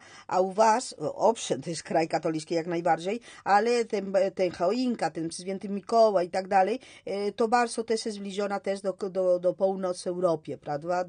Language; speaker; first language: Polish; non-native, learner; Spanish